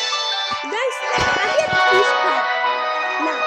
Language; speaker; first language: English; non-native, learner; Bangla